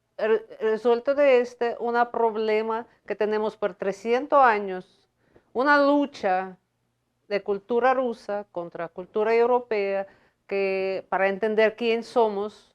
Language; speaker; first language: Spanish; non-native, fluent; Russian